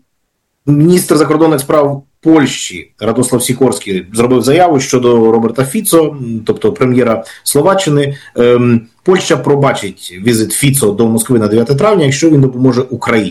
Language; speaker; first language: Ukrainian; native; Ukrainian